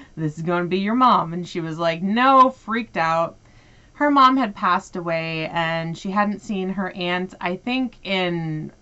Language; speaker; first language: English; native; English